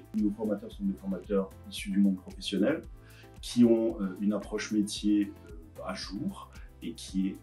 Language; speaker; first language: French; native; French